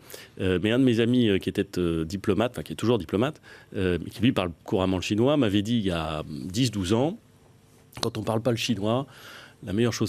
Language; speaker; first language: French; native; French